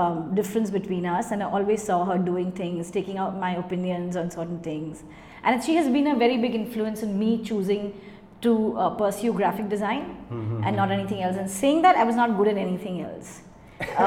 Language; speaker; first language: English; non-native, local second language; Hindi